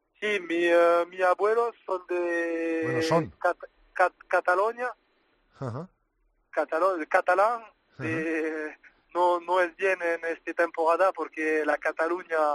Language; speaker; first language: Spanish; non-native, learner; French